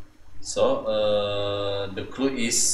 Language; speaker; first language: English; non-native, learner; Indonesian